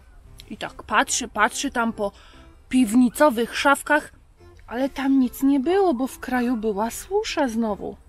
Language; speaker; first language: Polish; native; Polish